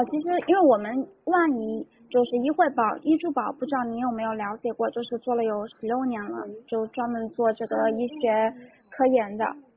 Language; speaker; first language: Chinese; native; Chinese